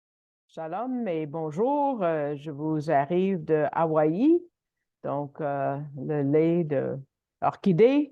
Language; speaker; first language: French; native; French